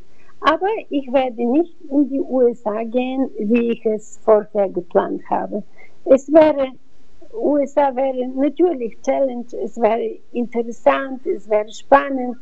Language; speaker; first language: German; non-native, fluent; Bulgarian